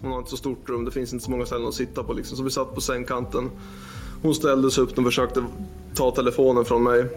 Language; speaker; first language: Swedish; native; Swedish